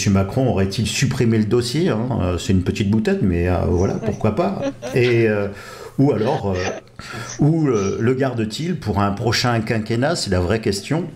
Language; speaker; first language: French; native; French